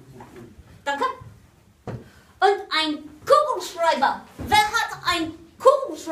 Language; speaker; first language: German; non-native, learner; English